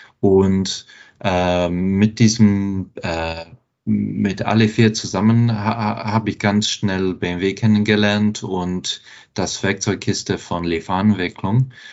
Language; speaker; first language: German; non-native, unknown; English